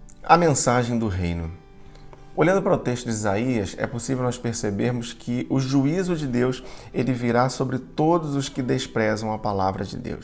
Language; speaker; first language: Portuguese; native; Portuguese